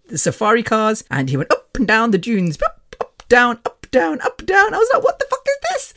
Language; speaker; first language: English; early bilingual, other home language; Punjabi